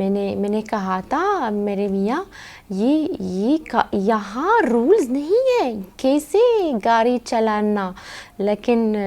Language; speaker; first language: Hindi; non-native, learner; Arabic